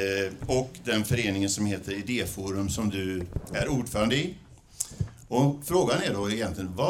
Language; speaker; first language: Swedish; native; Swedish